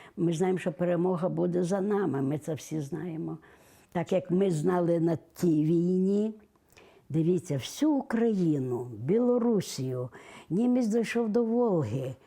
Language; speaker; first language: Ukrainian; non-native, local second language; Russian